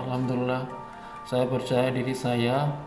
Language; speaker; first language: Indonesian; non-native, learner; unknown